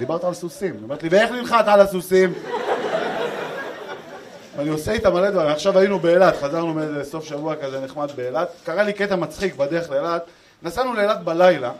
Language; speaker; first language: Hebrew; native; Hebrew